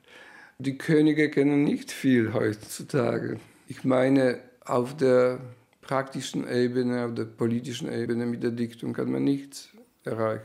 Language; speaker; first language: German; non-native, fluent; Polish